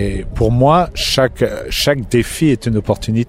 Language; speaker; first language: French; native; French